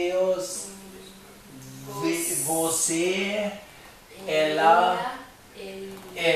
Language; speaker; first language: Portuguese; non-native, learner; Swedish